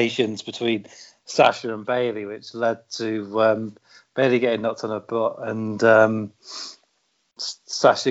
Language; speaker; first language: English; native; English